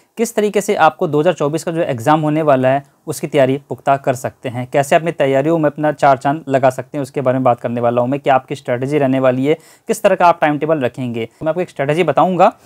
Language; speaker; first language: Hindi; native; Hindi